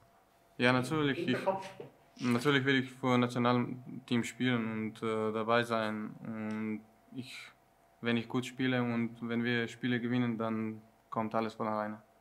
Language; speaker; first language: German; non-native, learner; Slovenian